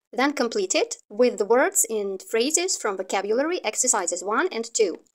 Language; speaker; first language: English; non-native, fluent; Ukrainian